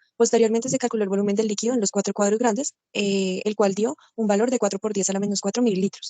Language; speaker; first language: Spanish; native; Spanish